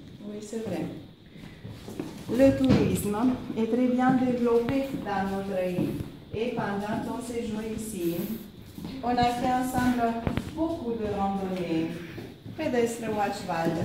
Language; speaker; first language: French; non-native, fluent; Romanian